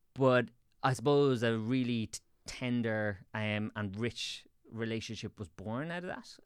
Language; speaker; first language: English; native; English